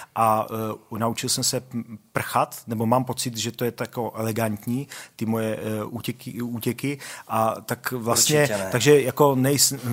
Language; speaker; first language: Czech; native; Czech